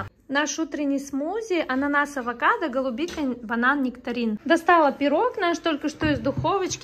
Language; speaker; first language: Russian; native; Russian